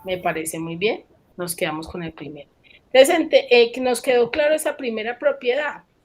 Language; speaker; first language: Spanish; native; Spanish